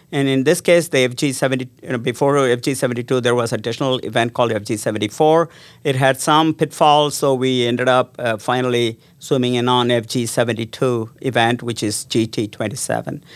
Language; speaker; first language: English; non-native, local second language; Tamil